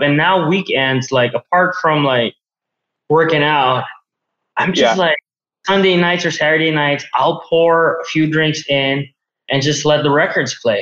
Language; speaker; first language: English; non-native, local second language; Filipino